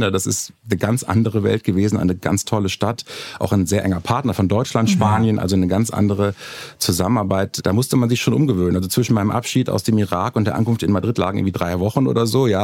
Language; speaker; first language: German; native; German